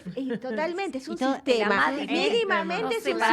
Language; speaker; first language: Spanish; native; Spanish